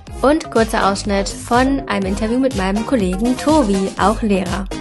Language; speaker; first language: German; native; German